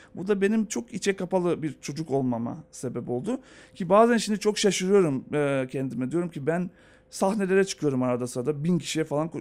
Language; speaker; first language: Turkish; native; Turkish